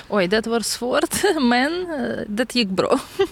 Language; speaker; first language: Swedish; non-native, learner; Ukrainian